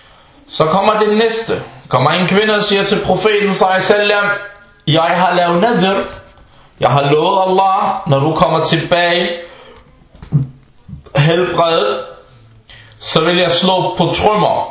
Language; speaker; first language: Danish; early bilingual, other home language; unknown